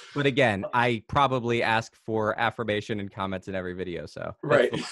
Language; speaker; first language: English; native; English